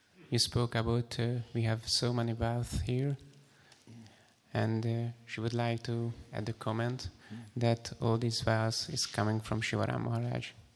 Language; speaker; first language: English; non-native, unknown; Hungarian